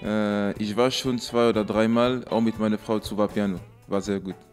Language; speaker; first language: German; non-native, learner; French